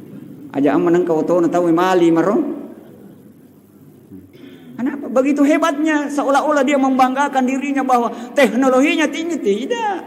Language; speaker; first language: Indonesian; non-native, local second language; Buginese